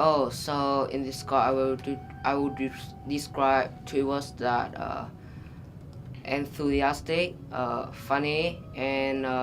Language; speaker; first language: English; non-native, learner; Vietnamese